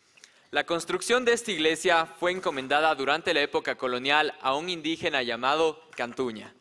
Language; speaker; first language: Spanish; native; Spanish